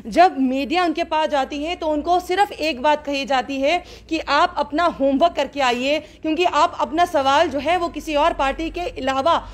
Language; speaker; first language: Hindi; native; Hindi